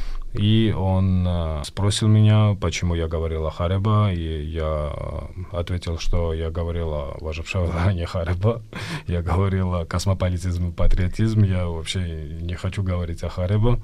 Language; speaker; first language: Russian; non-native, fluent; Georgian